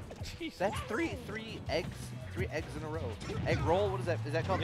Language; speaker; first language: English; native; English